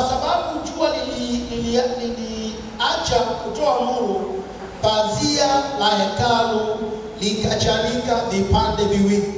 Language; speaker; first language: Swahili; native; Swahili